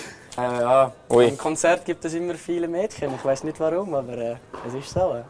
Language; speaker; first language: German; non-native, local second language; French